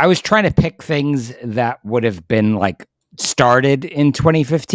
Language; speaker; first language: English; native; English